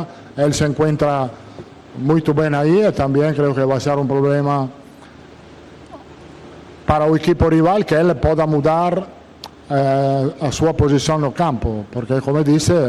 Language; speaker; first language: Portuguese; non-native, fluent; Italian